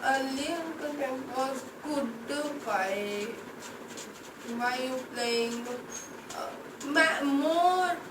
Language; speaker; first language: English; non-native, local second language; Hindi